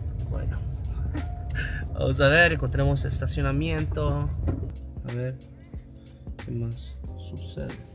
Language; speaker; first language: Spanish; early bilingual, heritage; Spanish